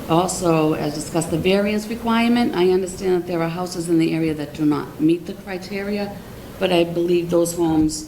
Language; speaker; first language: English; native; English